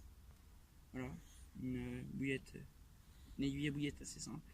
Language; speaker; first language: French; native; French